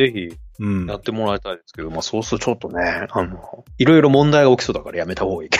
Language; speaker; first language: Japanese; native; Japanese